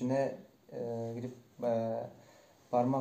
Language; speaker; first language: Turkish; non-native, fluent; Kurdish